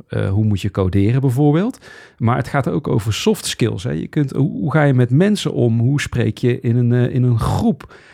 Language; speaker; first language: Dutch; native; Dutch